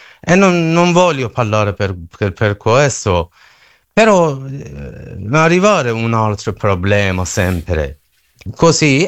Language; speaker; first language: Italian; non-native, learner; Persian